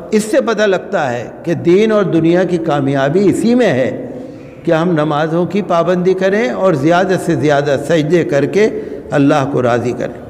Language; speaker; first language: Urdu; native; Urdu